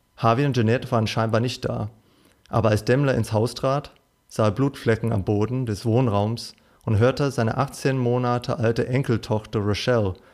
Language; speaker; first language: German; non-native, fluent; English